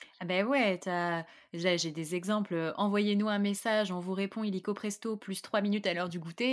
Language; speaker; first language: French; native; French